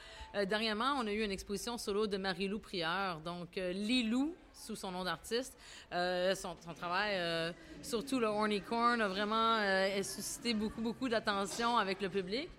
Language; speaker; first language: French; native; French